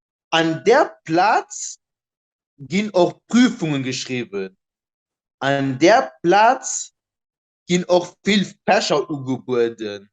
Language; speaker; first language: German; non-native, local second language; Luxembourgish